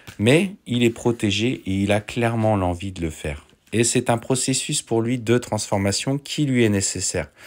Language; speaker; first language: French; native; French